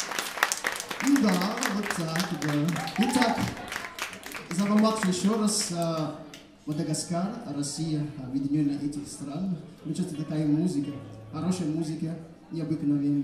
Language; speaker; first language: Russian; non-native, fluent; Malagasy